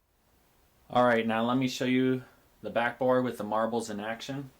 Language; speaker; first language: English; native; English